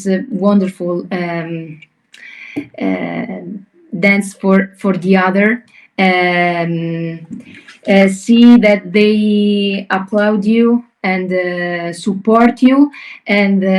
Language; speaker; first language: English; non-native, learner; Italian